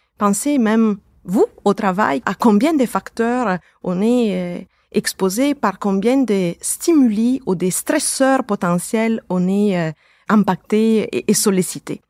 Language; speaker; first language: French; native; French